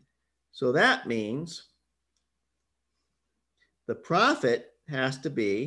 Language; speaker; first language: English; native; English